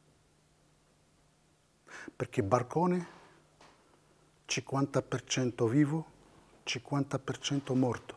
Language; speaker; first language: Italian; non-native, fluent; Riffian